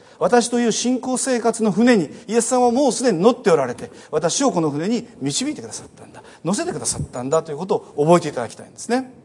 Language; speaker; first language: Japanese; native; Japanese